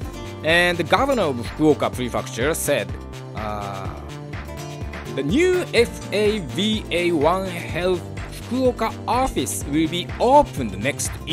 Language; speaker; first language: English; non-native, learner; Japanese